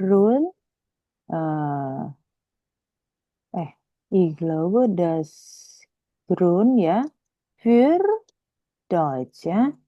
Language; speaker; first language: German; non-native, fluent; Indonesian